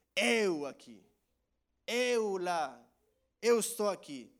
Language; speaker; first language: Portuguese; non-native, learner; Spanish